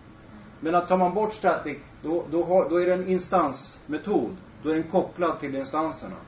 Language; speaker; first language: Swedish; native; Swedish